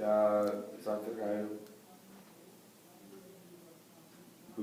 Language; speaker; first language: Russian; non-native, learner; English